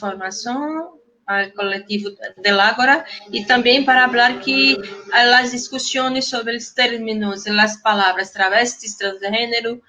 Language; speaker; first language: Spanish; non-native, fluent; Portuguese